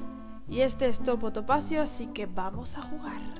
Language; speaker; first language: Spanish; native; Spanish